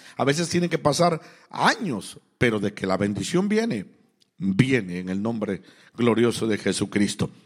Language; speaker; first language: Spanish; native; Spanish